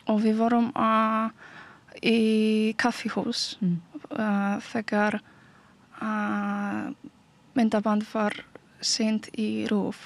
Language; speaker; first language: Icelandic; non-native, learner; Polish